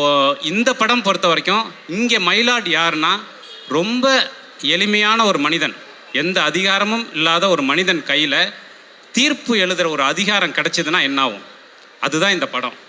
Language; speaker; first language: Tamil; native; Tamil